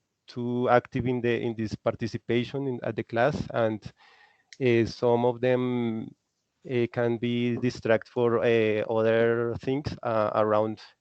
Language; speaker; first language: English; non-native, learner; Spanish